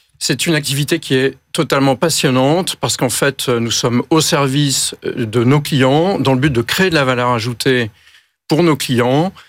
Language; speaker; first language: French; native; French